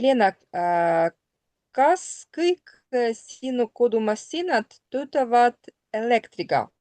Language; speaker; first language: Estonian; non-native, learner; Russian